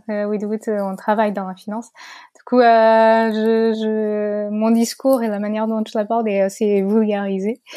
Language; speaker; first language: French; non-native, fluent; Portuguese